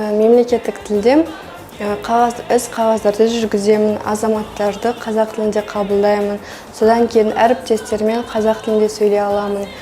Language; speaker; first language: Kazakh; non-native, local second language; Russian